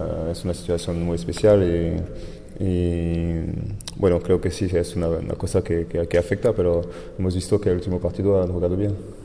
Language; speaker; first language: Spanish; non-native, fluent; French